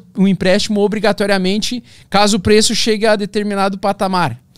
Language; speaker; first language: Portuguese; native; Portuguese